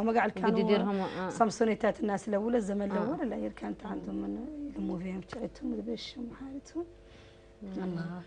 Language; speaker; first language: Arabic; native; Arabic